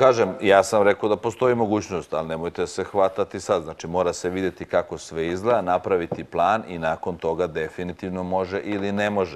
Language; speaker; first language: Croatian; native; Croatian